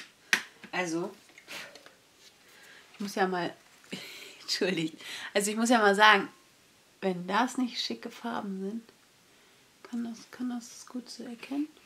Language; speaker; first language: German; native; German